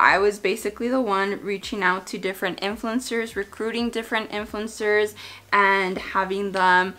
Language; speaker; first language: English; native; English